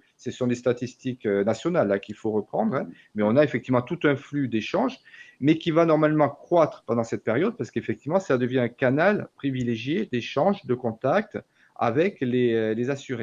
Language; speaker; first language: French; native; French